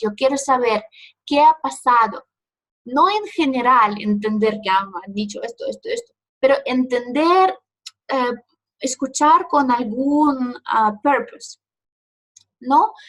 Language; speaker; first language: Spanish; non-native, fluent; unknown